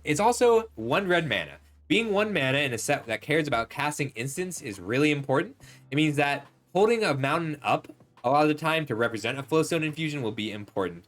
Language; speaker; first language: English; native; English